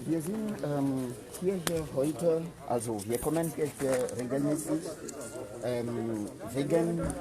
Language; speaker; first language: German; non-native, learner; French